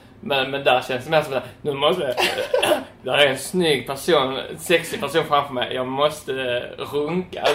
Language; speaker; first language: Swedish; native; Swedish